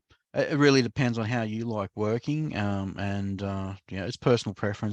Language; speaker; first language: English; native; English